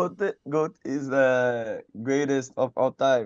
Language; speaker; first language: English; non-native, learner; Portuguese